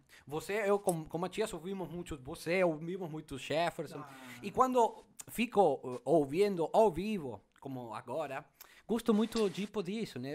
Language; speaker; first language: Portuguese; non-native, learner; Spanish